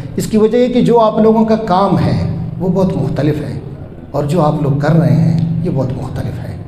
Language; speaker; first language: Urdu; non-native, local second language; Baluchi